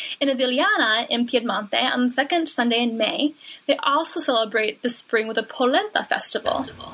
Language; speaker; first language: English; native; English